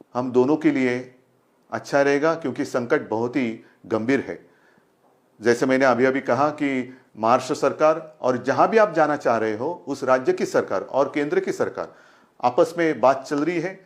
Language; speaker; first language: Hindi; non-native, local second language; Marathi